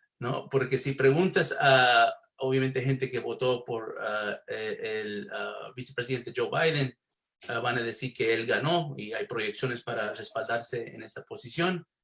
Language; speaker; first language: Spanish; early bilingual, heritage; Spanish